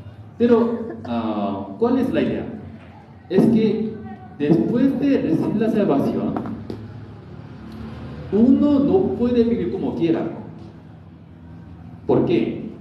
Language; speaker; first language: Spanish; non-native, learner; Korean